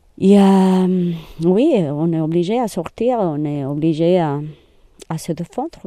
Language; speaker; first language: French; non-native, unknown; Spanish